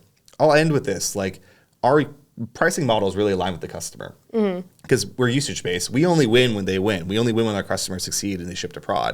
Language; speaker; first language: English; native; English